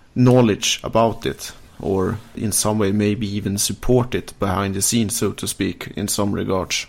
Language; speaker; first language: English; non-native, fluent; Swedish